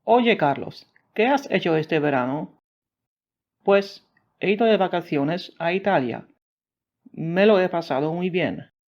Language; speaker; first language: Spanish; non-native, fluent; Polish